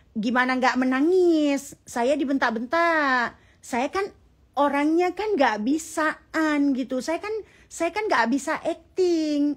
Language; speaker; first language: Indonesian; native; Indonesian